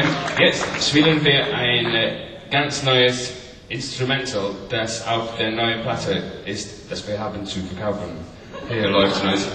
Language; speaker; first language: German; non-native, learner; English